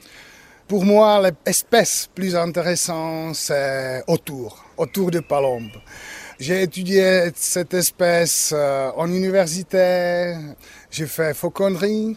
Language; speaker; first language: French; non-native, learner; Czech